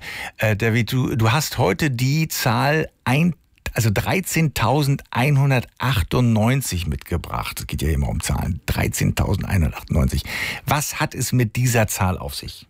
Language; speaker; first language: German; native; German